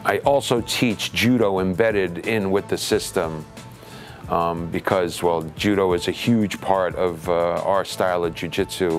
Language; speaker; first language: English; native; English